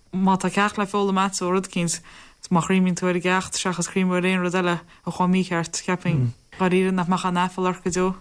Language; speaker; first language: Irish; native; Irish